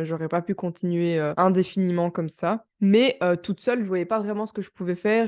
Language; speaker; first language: French; native; French